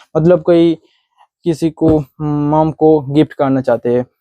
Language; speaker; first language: Hindi; non-native, local second language; Bangla